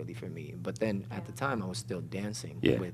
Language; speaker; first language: English; non-native, fluent; Spanish